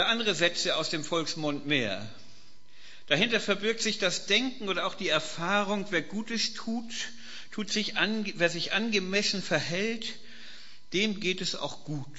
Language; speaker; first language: German; native; German